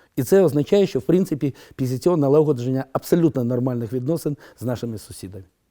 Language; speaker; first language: Ukrainian; non-native, local second language; Romanian